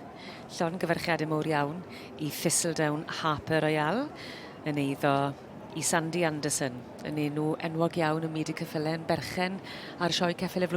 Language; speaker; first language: Welsh; native; Welsh